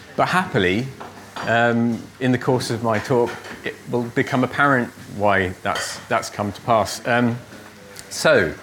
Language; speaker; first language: English; native; English